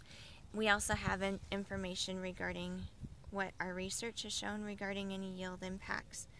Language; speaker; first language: English; native; English